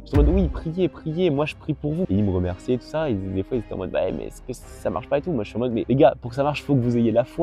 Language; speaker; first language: French; native; French